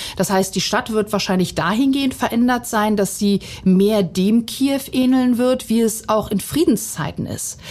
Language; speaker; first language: German; early bilingual, other home language; Bosnian